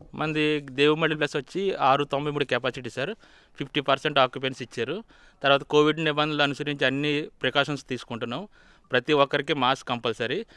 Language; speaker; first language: Telugu; native; Telugu